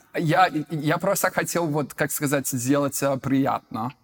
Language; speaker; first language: Russian; non-native, fluent; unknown